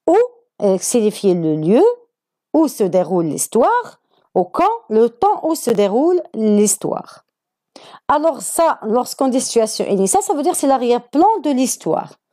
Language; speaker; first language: French; non-native, local second language; Arabic